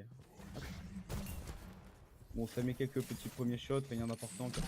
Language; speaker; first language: French; native; French